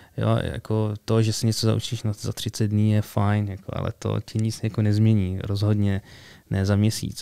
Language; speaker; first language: Czech; early bilingual, other home language; Arabic